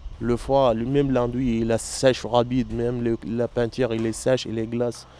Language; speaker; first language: French; non-native, learner; Arabic